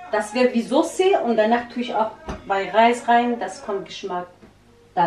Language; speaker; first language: German; non-native, learner; Central Kurdish